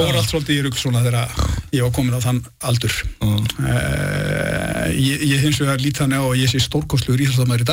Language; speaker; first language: Icelandic; native; Icelandic